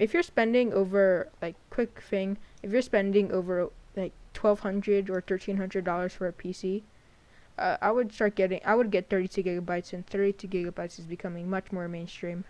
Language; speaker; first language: English; native; English